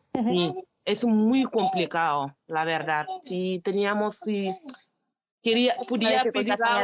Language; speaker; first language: Spanish; non-native, learner; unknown